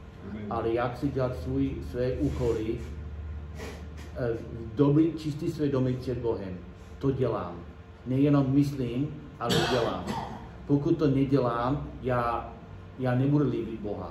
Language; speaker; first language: Czech; non-native, learner; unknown